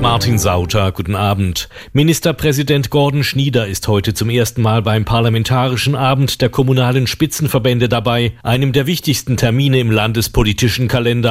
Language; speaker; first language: German; native; German